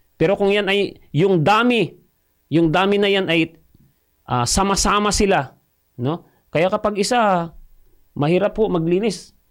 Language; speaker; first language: Filipino; non-native, local second language; Cebuano